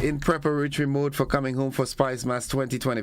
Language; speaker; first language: English; native; English